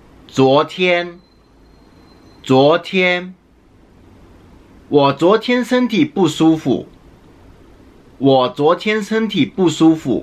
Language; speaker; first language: Chinese; non-native, fluent; Japanese